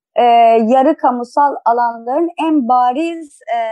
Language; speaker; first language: Turkish; non-native, fluent; Persian